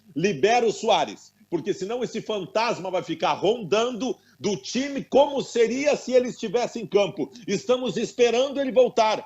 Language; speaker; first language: Portuguese; native; Portuguese